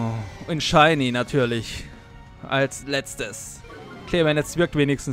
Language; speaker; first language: German; native; German